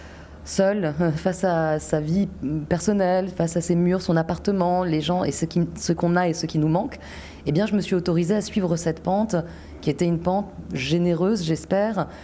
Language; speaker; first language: French; native; French